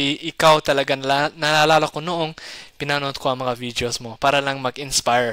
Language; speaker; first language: Filipino; non-native, fluent; Somali